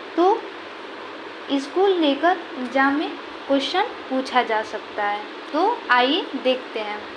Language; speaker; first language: Hindi; native; Hindi